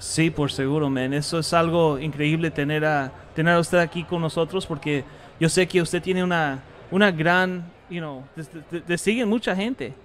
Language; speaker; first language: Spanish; early bilingual, heritage; Spanish